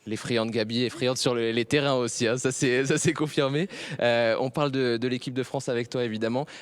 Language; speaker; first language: French; native; French